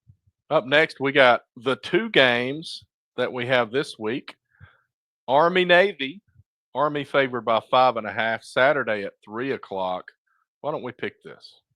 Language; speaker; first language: English; native; English